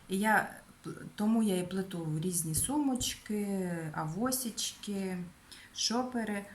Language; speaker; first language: Ukrainian; non-native, local second language; Russian